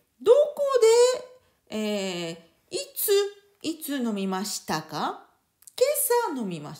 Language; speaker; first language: Japanese; non-native, fluent; French